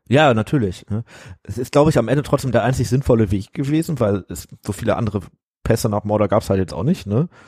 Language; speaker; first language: German; native; German